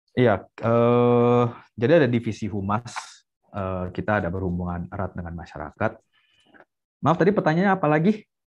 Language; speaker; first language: Indonesian; native; Indonesian